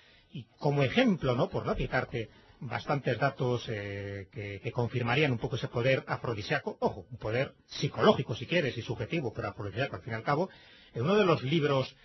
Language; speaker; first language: Spanish; native; Spanish